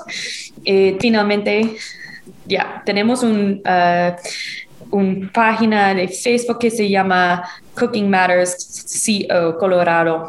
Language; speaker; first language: Spanish; non-native, fluent; English